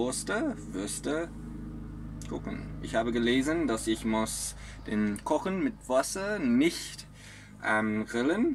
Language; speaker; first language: German; non-native, learner; English